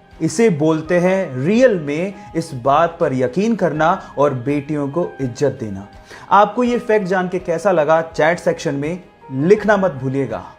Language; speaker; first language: Hindi; native; Hindi